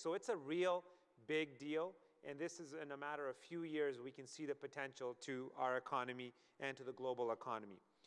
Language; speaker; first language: English; native; English